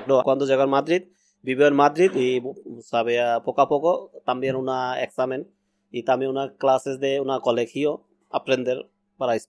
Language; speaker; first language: Spanish; non-native, learner; Bangla